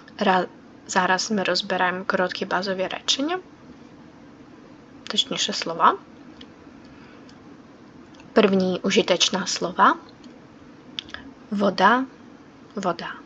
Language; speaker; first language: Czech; non-native, fluent; Ukrainian